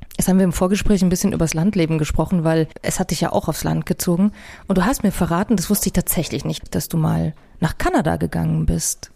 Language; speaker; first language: German; native; German